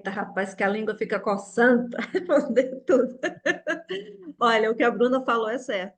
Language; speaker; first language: Portuguese; native; Portuguese